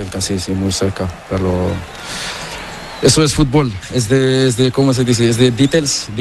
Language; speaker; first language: Spanish; non-native, learner; Portuguese